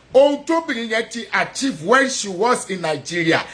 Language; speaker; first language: English; non-native, local second language; Yoruba